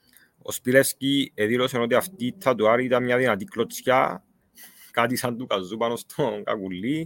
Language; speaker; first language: Greek; native; Greek